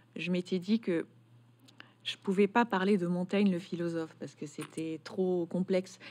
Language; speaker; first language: French; native; French